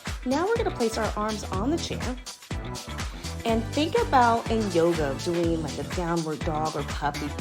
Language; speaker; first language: English; native; English